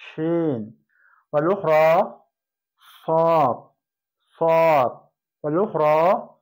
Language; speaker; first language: Arabic; non-native, fluent; Persian